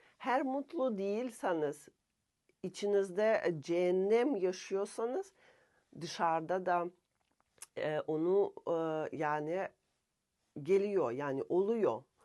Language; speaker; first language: Turkish; non-native, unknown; Russian